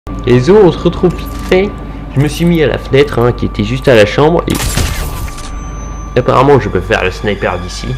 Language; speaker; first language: French; native; French